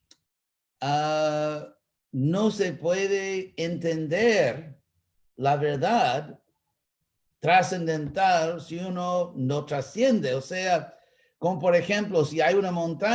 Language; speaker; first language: Spanish; non-native, fluent; English